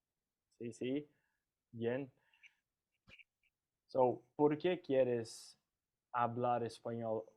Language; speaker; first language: Spanish; non-native, learner; Portuguese